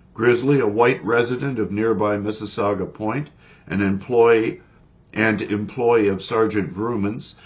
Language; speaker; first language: English; native; English